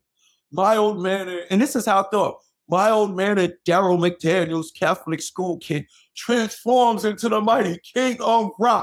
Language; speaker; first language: English; native; English